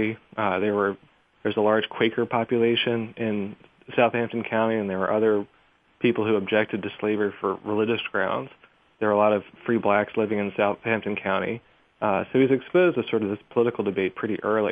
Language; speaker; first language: English; native; English